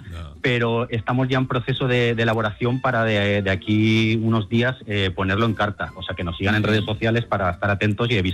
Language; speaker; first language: Spanish; native; Spanish